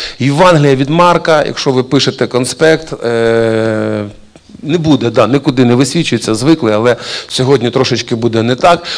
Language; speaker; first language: Ukrainian; non-native, local second language; Russian